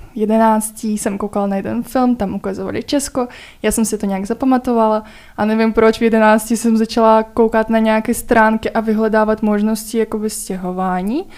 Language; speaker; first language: Czech; non-native, fluent; Russian